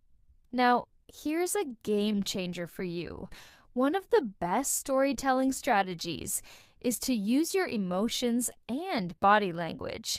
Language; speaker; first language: English; non-native, fluent; Spanish